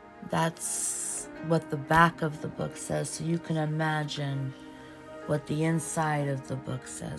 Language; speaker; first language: English; early bilingual, other home language; Portuguese